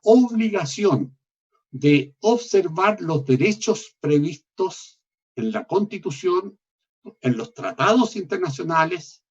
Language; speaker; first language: Spanish; native; Spanish